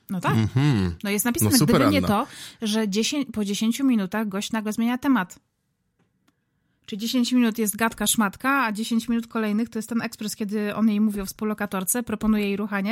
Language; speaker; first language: Polish; native; Polish